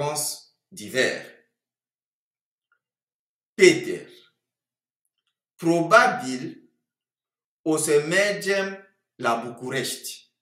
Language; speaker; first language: Romanian; non-native, fluent; French